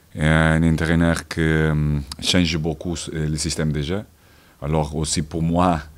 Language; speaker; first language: French; non-native, fluent; Portuguese